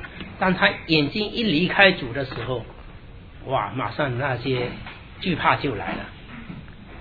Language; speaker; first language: Chinese; native; Chinese